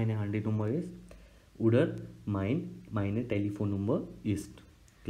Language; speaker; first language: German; non-native, fluent; Hindi